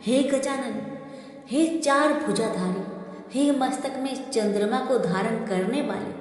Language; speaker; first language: Hindi; native; Hindi